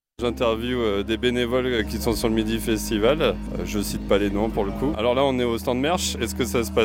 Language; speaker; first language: French; native; French